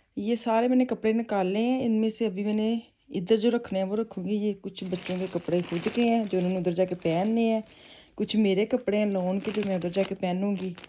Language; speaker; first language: Urdu; non-native, local second language; Punjabi